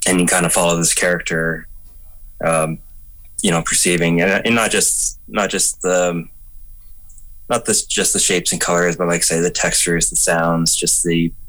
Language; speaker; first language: English; native; English